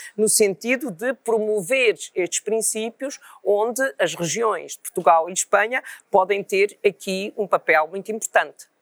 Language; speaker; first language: Portuguese; native; Portuguese